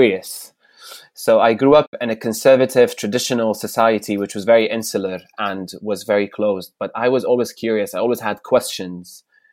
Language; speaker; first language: English; non-native, fluent; Arabic